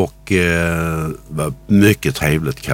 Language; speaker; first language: Swedish; native; Swedish